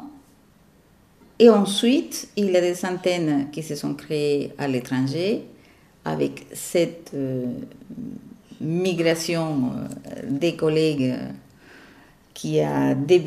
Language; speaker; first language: French; non-native, fluent; Spanish